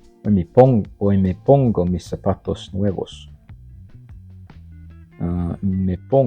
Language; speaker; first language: Spanish; non-native, learner; English